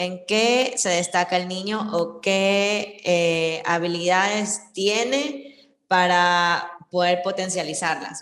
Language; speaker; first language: Spanish; native; Spanish